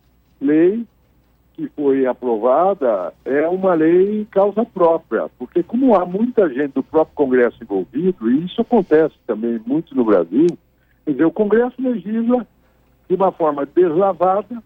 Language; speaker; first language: Portuguese; native; Portuguese